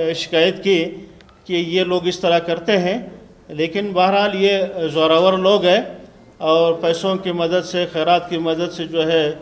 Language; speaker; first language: Urdu; non-native, local second language; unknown